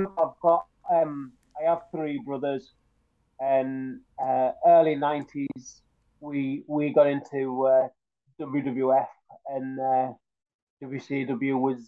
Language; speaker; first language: English; native; English